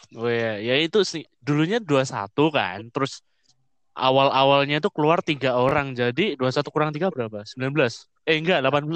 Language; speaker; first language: Indonesian; native; Indonesian